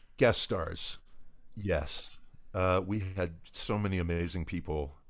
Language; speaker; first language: English; native; English